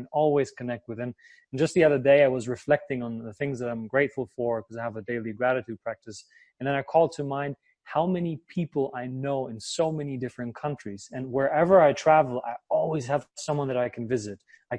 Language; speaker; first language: English; non-native, fluent; German